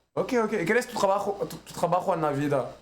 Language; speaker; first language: Spanish; non-native, learner; French